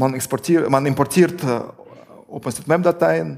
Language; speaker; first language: German; non-native, fluent; Russian